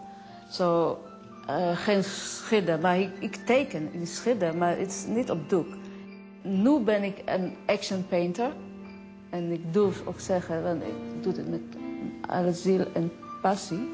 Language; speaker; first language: Dutch; non-native, fluent; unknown